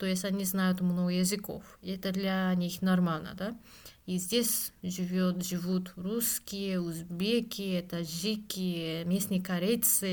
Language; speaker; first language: Russian; non-native, fluent; Japanese